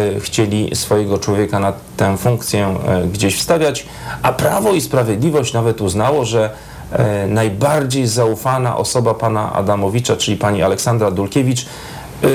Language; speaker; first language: Polish; native; Polish